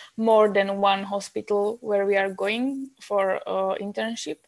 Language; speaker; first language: English; non-native, fluent; Slovak